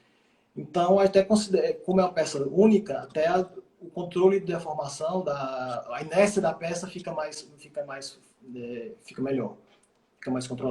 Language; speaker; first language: Portuguese; native; Portuguese